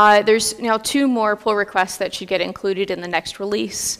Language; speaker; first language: English; native; English